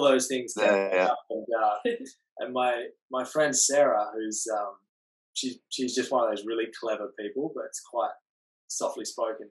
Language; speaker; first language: English; native; English